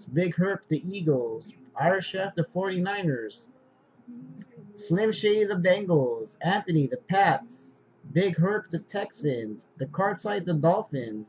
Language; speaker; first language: English; native; English